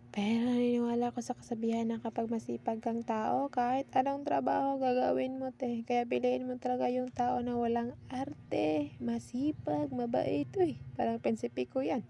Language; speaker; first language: Filipino; non-native, local second language; Cebuano